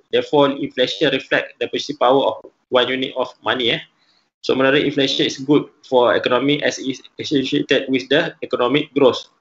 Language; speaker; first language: English; non-native, local second language; Malay